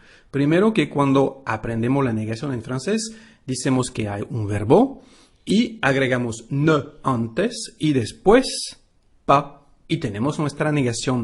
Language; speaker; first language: Spanish; non-native, fluent; French